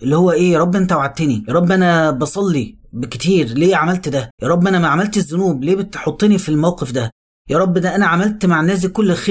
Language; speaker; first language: Arabic; native; Arabic